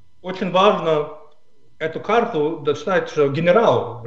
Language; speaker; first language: Russian; non-native, fluent; English